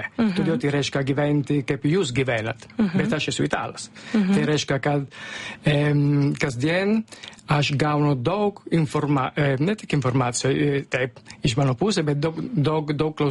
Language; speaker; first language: Lithuanian; non-native, fluent; Italian